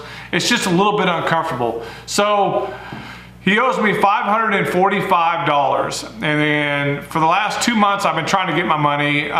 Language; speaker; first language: English; native; English